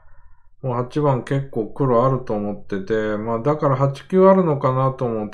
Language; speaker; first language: Japanese; native; Japanese